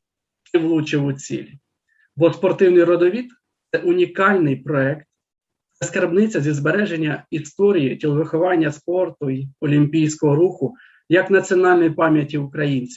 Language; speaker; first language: Ukrainian; native; Ukrainian